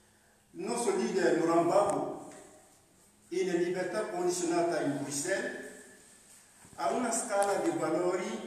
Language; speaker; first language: Italian; non-native, fluent; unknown